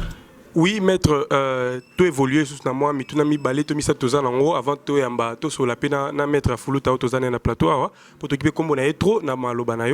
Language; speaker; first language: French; non-native, local second language; Lingala